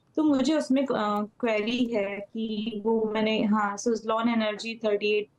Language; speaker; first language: Hindi; native; Hindi